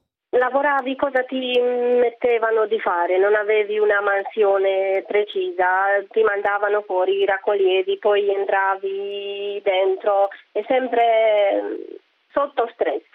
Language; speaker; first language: Italian; non-native, fluent; Romanian